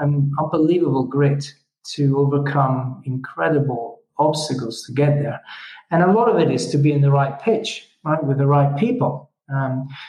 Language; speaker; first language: English; non-native, fluent; Italian